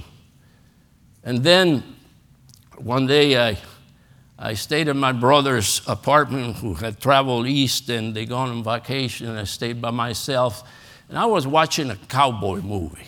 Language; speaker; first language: English; non-native, fluent; Spanish